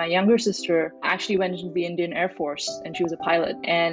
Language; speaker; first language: English; non-native, local second language; Hindi